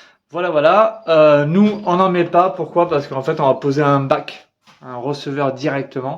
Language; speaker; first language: French; native; French